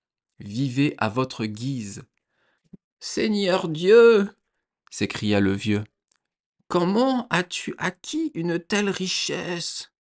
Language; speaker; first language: French; native; French